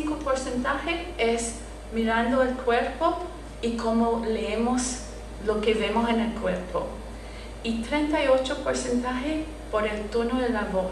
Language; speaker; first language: Spanish; non-native, fluent; English